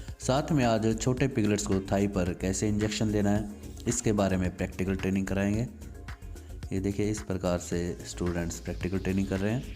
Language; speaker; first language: Hindi; native; Hindi